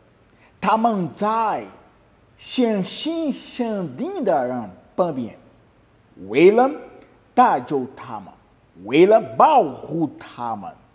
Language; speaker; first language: Chinese; non-native, fluent; Portuguese